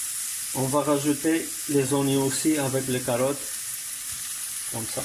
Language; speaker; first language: French; non-native, learner; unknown